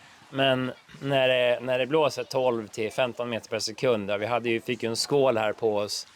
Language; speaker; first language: Swedish; native; Swedish